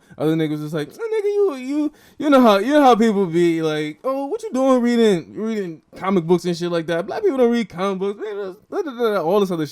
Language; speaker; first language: English; native; English